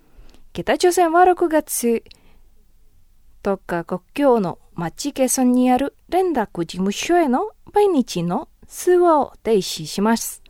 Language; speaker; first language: Japanese; non-native, fluent; Indonesian